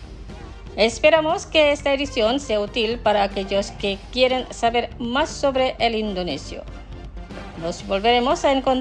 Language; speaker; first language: Spanish; non-native, fluent; Indonesian